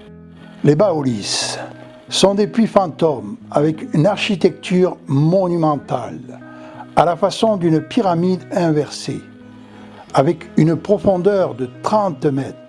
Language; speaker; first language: French; native; French